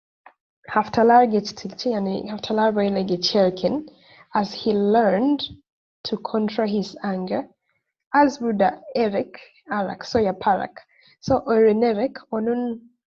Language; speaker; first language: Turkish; non-native, fluent; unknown